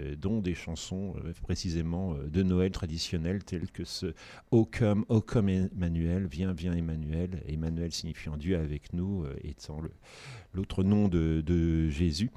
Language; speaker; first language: French; native; French